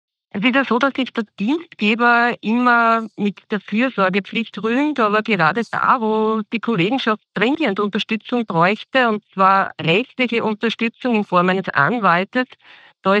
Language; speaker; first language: German; native; German